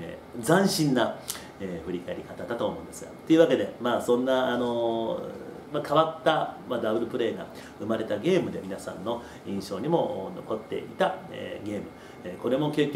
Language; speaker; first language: Japanese; native; Japanese